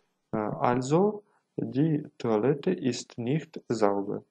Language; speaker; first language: German; non-native, fluent; Ukrainian